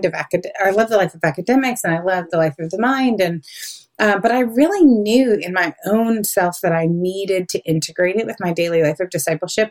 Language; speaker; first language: English; native; English